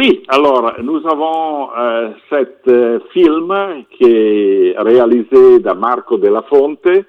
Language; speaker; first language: French; non-native, fluent; Italian